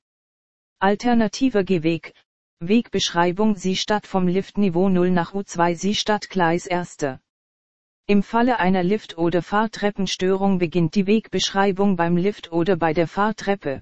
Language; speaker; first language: German; native; German